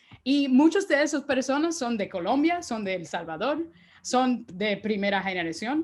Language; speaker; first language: Spanish; early bilingual, heritage; Spanish